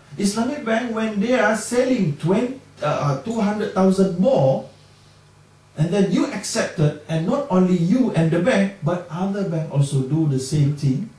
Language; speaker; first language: English; non-native, local second language; Malay